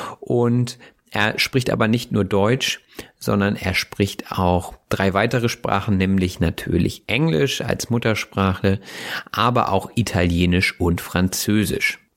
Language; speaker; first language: German; native; German